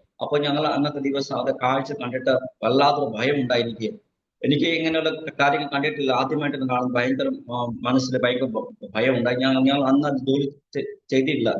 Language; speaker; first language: Malayalam; non-native, fluent; Nepali